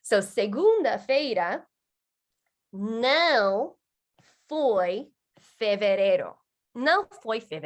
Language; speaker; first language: Portuguese; non-native, fluent; English